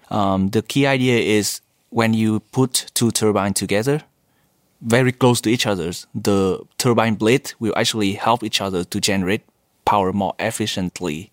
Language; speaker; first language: English; non-native, fluent; Vietnamese